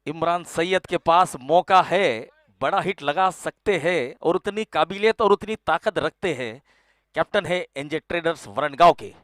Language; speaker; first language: Hindi; non-native, local second language; Marathi